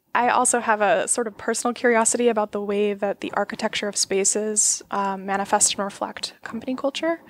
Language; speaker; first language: English; native; English